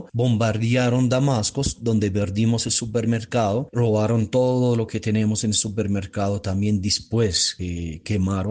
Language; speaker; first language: Spanish; non-native, fluent; Arabic